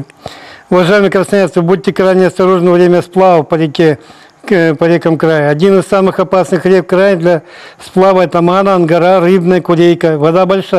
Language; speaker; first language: Russian; native; Russian